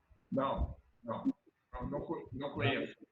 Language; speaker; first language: Portuguese; native; Portuguese